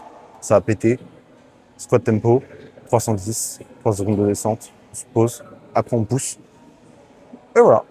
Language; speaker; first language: French; native; French